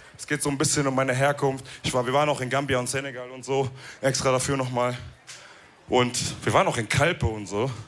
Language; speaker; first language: German; early bilingual, other home language; Wolof